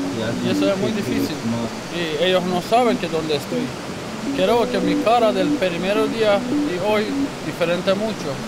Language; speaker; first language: Spanish; non-native, learner; Haitian Creole